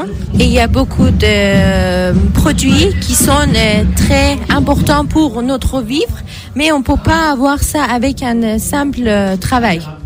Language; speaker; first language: French; non-native, learner; Persian